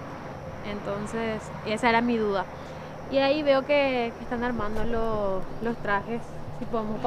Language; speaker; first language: Spanish; native; Spanish